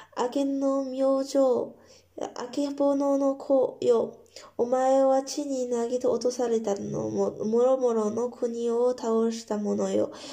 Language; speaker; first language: Japanese; non-native, fluent; Korean